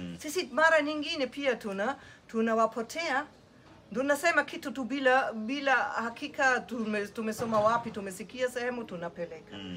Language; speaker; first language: Swahili; non-native, fluent; German